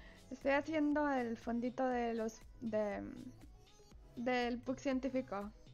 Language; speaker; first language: Spanish; native; Spanish